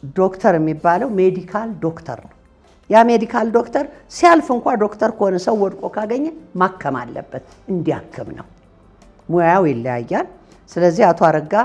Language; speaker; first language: Amharic; non-native, local second language; Tigrinya